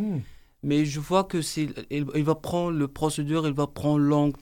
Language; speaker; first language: French; non-native, learner; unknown